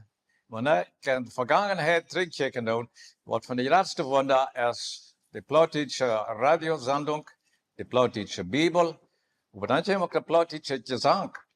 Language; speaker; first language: German; non-native, learner; Plautdietsch